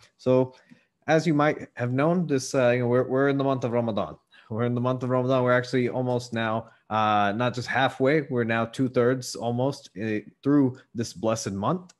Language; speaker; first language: English; native; English